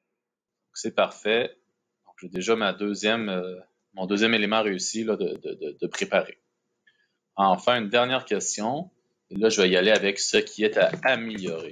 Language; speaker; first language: French; native; French